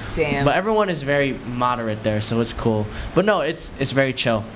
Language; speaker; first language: English; native; English